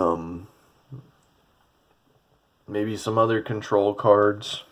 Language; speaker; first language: English; native; English